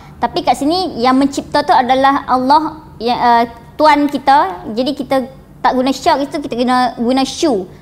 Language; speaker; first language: Malay; native; Malay